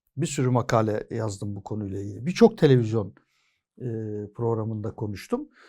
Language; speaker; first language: Turkish; native; Turkish